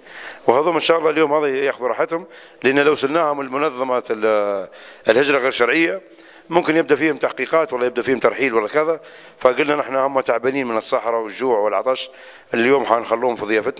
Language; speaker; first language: Arabic; native; Arabic